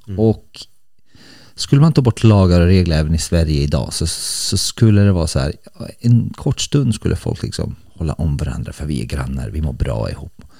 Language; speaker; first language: Swedish; early bilingual, other home language; Bosnian